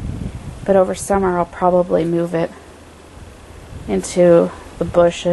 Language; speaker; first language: English; native; English